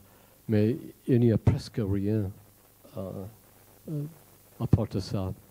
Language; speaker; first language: French; non-native, fluent; English